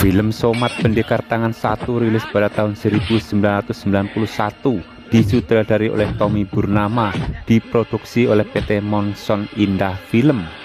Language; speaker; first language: Indonesian; native; Indonesian